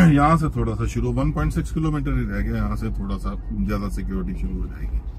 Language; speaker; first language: Hindi; non-native, local second language; Punjabi